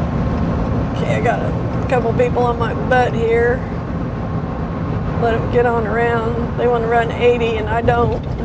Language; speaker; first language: English; native; English